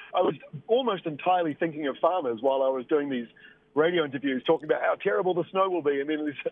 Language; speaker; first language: English; native; English